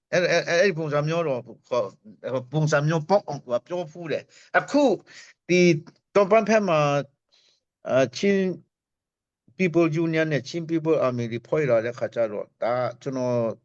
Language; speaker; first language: Burmese; non-native, local second language; Hakha Chin